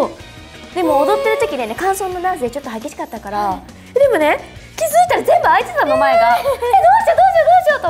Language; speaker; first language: Japanese; native; Japanese